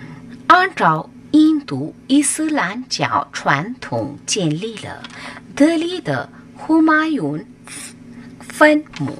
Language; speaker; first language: Chinese; non-native, fluent; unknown